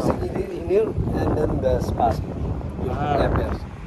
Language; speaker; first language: English; non-native, learner; Indonesian